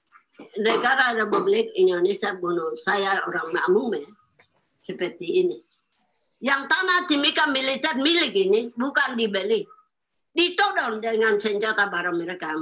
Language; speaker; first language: Indonesian; non-native, local second language; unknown